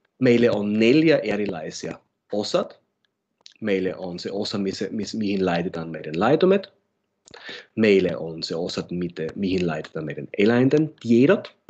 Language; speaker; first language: Finnish; non-native, fluent; German